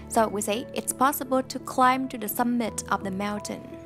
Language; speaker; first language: English; non-native, fluent; Vietnamese